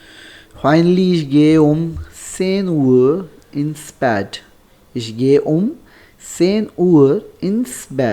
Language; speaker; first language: German; non-native, learner; Urdu